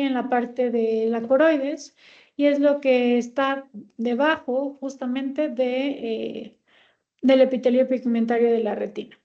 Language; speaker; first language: Spanish; native; Spanish